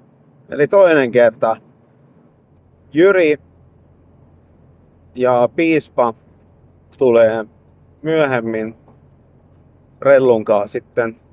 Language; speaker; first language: Finnish; non-native, fluent; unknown